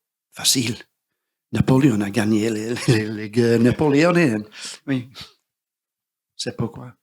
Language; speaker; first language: French; non-native, learner; English